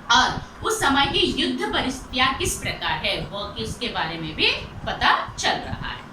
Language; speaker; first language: Hindi; non-native, local second language; Telugu